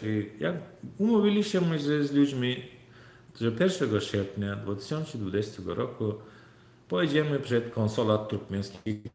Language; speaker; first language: Polish; non-native, learner; Turkmen